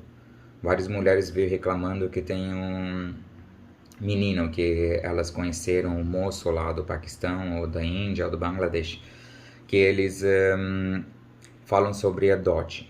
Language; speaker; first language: Portuguese; non-native, learner; Urdu